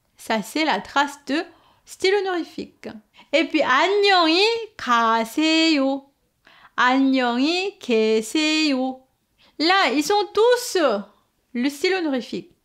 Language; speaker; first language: French; non-native, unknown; Korean